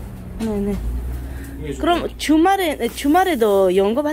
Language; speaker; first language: Korean; non-native, fluent; Tajik